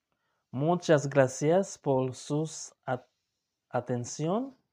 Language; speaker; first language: Spanish; non-native, learner; Haitian Creole